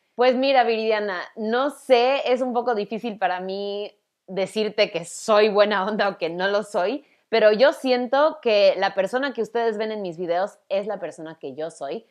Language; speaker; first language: Spanish; early bilingual, other home language; English